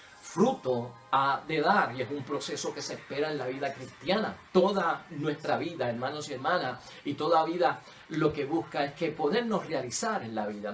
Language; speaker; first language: Spanish; native; Spanish